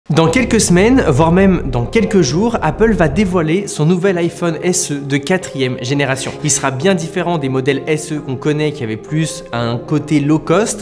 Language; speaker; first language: French; native; French